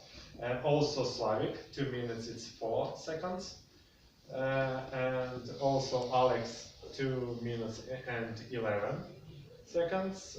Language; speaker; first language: English; non-native, learner; Russian